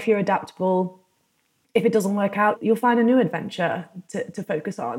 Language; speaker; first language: English; native; English